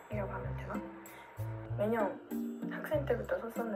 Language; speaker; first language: Korean; non-native, fluent; Japanese